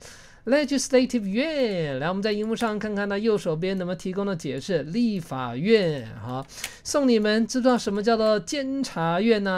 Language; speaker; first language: Chinese; native; Chinese